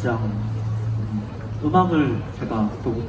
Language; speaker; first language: Korean; native; Korean